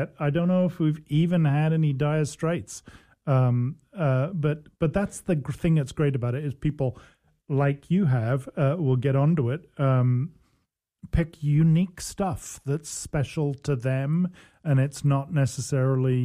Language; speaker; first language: English; native; English